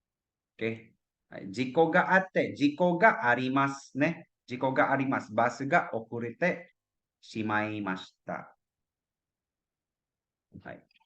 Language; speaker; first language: Japanese; non-native, fluent; Cebuano